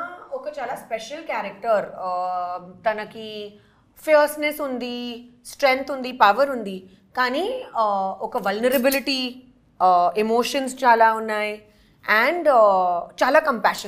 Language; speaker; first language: Telugu; non-native, learner; Hindi